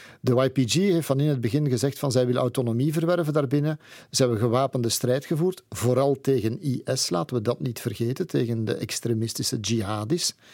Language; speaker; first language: Dutch; native; Dutch